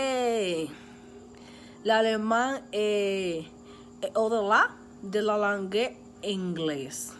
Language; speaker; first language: French; non-native, learner; Spanish